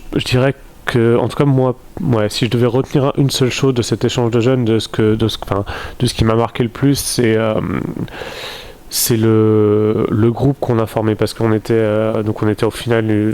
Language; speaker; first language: French; native; French